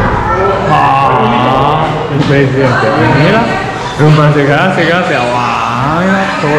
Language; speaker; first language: Spanish; non-native, learner; Japanese